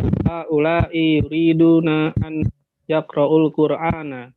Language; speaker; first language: Arabic; non-native, learner; Indonesian